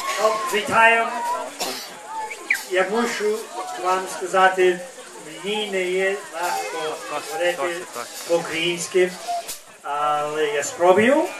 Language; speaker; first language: Ukrainian; early bilingual, heritage; Ukrainian